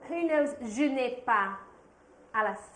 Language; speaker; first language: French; non-native, fluent; English